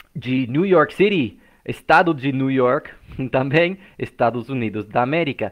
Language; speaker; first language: Portuguese; non-native, fluent; English